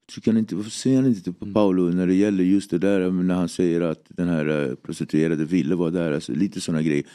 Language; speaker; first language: Swedish; native; Swedish